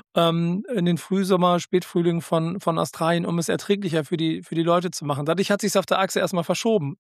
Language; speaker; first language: German; native; German